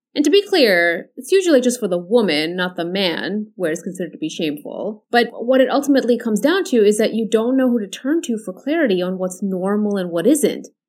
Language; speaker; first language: English; early bilingual, other home language; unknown